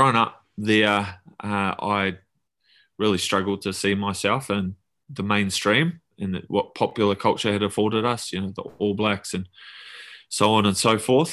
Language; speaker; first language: English; native; English